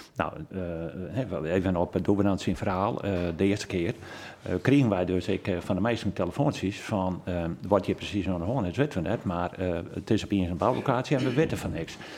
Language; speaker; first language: Dutch; non-native, local second language; Western Frisian